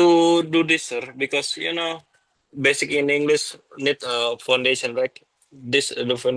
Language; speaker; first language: English; non-native, learner; Indonesian